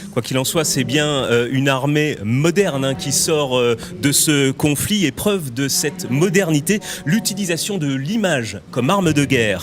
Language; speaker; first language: French; native; French